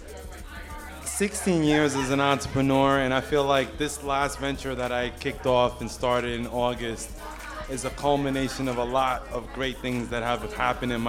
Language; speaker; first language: English; native; English